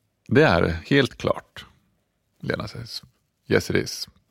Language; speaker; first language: Swedish; native; Swedish